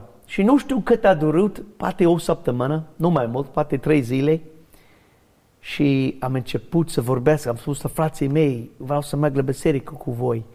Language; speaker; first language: Romanian; non-native, learner; English